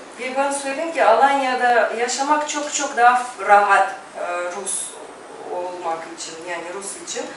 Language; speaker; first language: Turkish; non-native, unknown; Russian